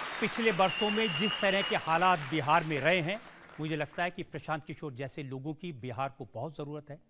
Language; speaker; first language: Hindi; native; Hindi